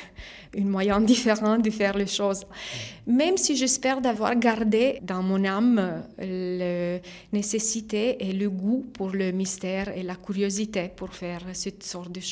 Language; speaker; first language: French; non-native, fluent; Romanian